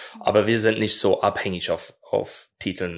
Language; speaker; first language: German; non-native, learner; English